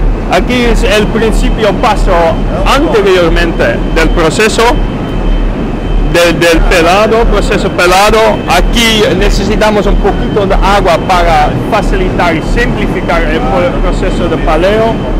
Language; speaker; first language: Spanish; non-native, learner; Dutch